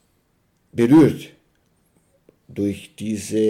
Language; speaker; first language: German; non-native, learner; Portuguese